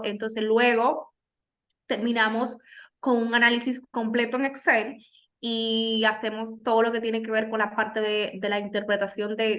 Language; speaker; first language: Spanish; native; Spanish